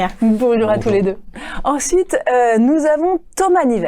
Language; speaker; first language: French; native; French